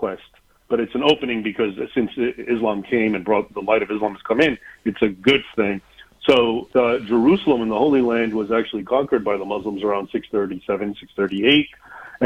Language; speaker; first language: English; native; English